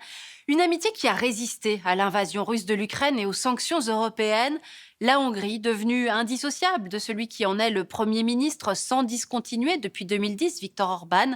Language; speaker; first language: French; native; French